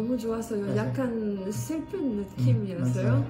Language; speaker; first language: Korean; non-native, learner; English